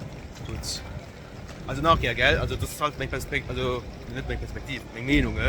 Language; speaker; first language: German; non-native, local second language; Luxembourgish